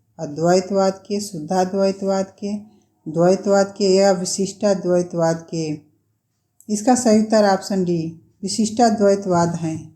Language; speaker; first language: Hindi; native; Hindi